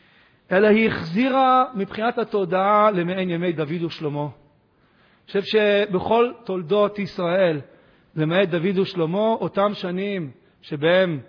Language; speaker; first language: Hebrew; native; Hebrew